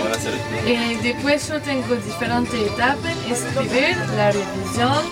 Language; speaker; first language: Spanish; non-native, learner; French